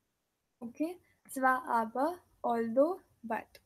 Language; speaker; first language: German; non-native, fluent; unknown